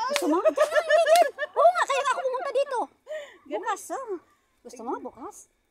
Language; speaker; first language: Filipino; non-native, local second language; Hiligaynon